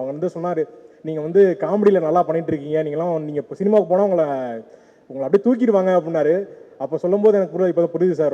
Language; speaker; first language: Tamil; native; Tamil